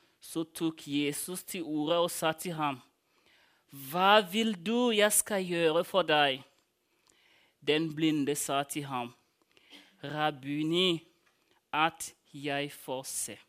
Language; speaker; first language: Norwegian; non-native, fluent; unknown